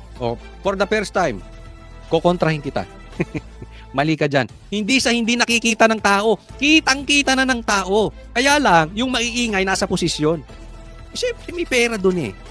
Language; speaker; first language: Filipino; native; Filipino